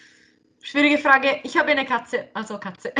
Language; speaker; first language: German; non-native, local second language; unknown